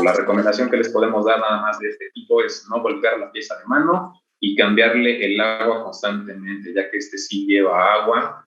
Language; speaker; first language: Spanish; native; Spanish